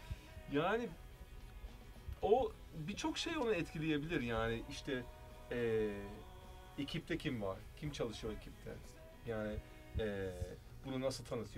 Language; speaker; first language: Turkish; early bilingual, heritage; Turkish